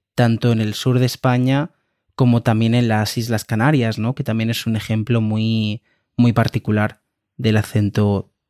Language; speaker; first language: Spanish; native; Spanish